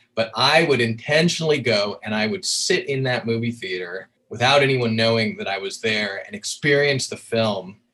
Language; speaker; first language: English; native; English